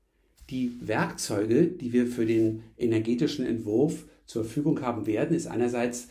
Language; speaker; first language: German; native; German